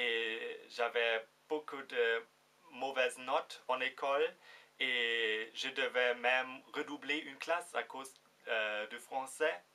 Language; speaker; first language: French; non-native, fluent; German